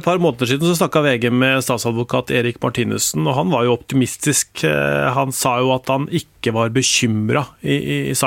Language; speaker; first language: Norwegian; native; Norwegian